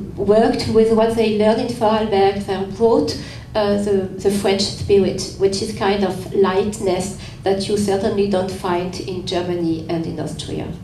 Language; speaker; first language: English; non-native, fluent; French